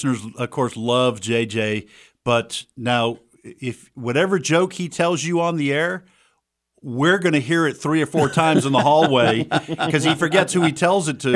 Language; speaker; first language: English; native; English